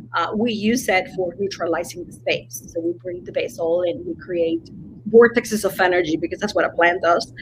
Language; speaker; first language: English; non-native, fluent; Spanish